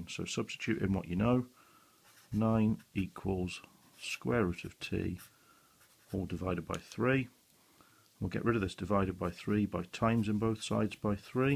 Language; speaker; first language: English; native; English